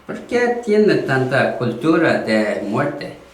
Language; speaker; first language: Spanish; non-native, learner; Korean